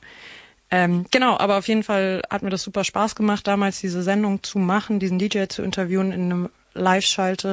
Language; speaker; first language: German; native; German